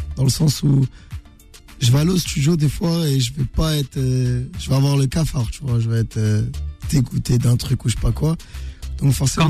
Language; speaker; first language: French; native; French